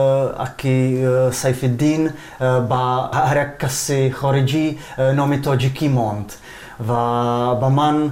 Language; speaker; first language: Persian; non-native, fluent; Czech